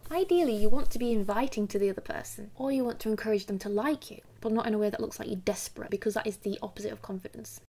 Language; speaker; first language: English; native; English